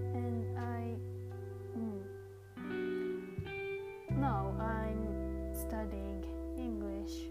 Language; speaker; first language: English; non-native, learner; Japanese